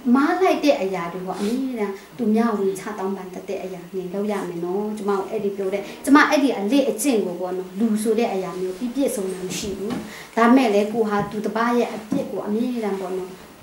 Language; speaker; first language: Burmese; non-native, local second language; Kachin